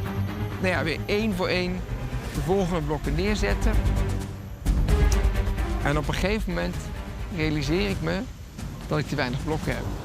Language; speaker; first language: Dutch; native; Dutch